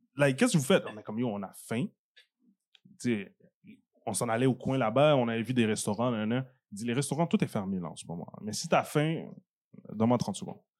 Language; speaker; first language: French; native; French